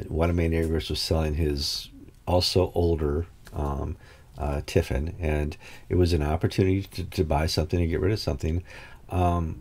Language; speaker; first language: English; native; English